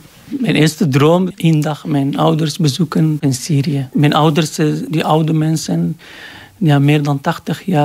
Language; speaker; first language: Dutch; non-native, learner; Arabic